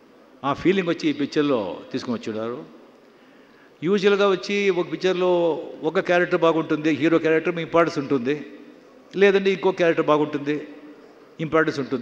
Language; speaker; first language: Telugu; non-native, local second language; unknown